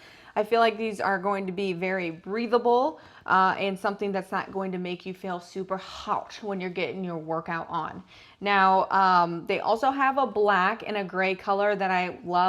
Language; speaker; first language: English; native; English